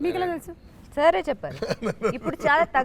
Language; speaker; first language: Telugu; non-native, learner; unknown